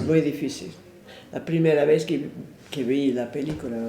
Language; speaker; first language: Spanish; non-native, fluent; English